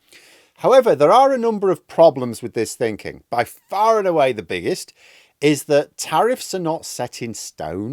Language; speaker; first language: English; native; English